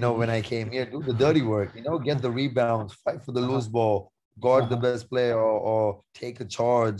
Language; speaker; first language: English; non-native, local second language; Sinhala